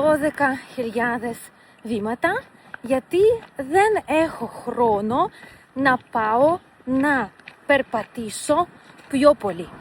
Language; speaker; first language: Greek; non-native, fluent; Russian